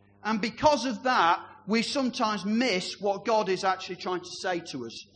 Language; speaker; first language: English; native; English